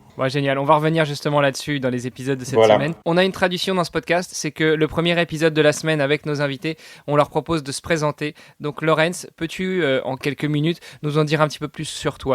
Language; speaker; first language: French; native; French